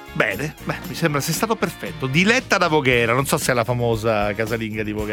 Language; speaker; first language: Italian; native; Italian